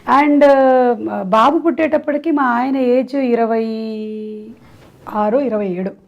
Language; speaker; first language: Telugu; non-native, local second language; Malayalam